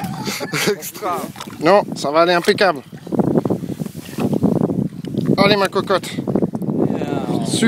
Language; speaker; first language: French; native; French